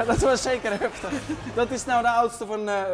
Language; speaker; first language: Dutch; native; Dutch